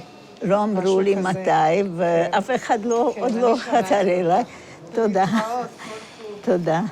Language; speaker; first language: Hebrew; non-native, fluent; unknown